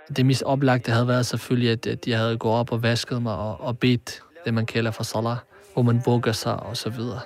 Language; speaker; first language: Danish; early bilingual, other home language; Arabic